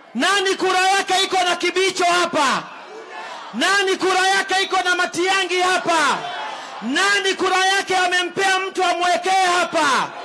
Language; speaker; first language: Swahili; native; Swahili